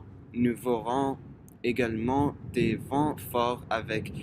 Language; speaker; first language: French; non-native, fluent; English